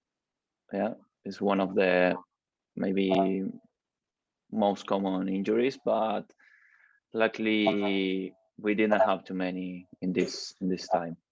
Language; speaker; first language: English; non-native, learner; Spanish